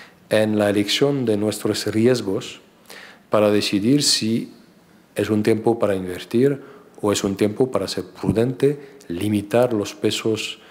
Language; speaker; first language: Spanish; non-native, fluent; French